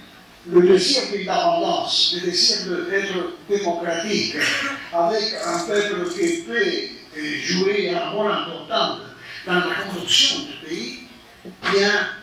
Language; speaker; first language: French; non-native, fluent; Spanish